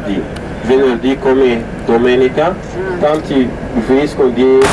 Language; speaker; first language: Italian; non-native, fluent; Arabic